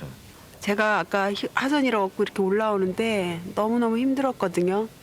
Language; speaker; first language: Korean; native; Korean